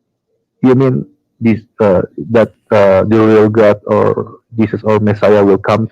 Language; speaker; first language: English; non-native, learner; Indonesian